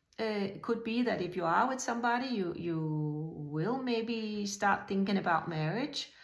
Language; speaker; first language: English; non-native, fluent; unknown